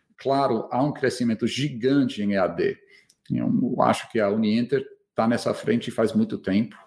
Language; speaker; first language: Portuguese; non-native, fluent; English